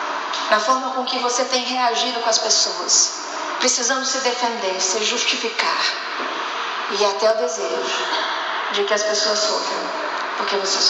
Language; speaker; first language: Portuguese; native; Portuguese